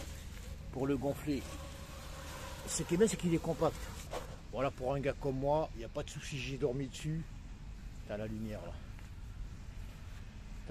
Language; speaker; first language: French; non-native, local second language; Arabic